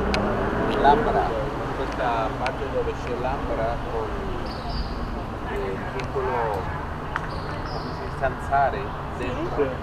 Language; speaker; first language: Italian; non-native, learner; Spanish